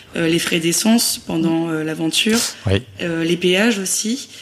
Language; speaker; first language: French; native; French